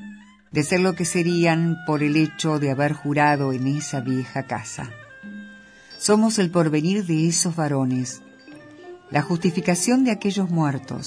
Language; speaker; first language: Spanish; native; Spanish